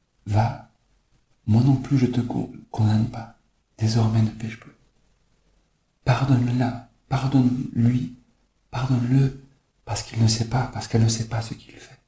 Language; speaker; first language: French; native; French